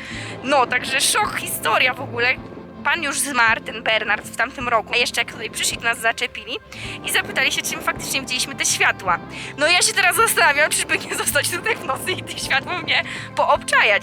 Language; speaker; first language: Polish; native; Polish